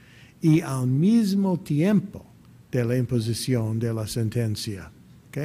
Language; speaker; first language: Spanish; non-native, fluent; English